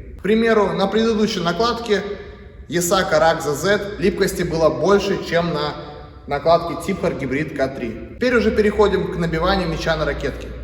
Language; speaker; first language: Russian; native; Russian